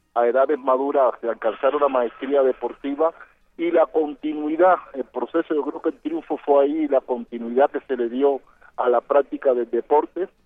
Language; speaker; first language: Spanish; native; Spanish